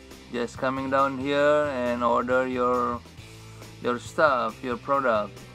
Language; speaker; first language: English; non-native, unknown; Indonesian